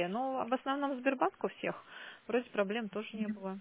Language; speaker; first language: Russian; native; Russian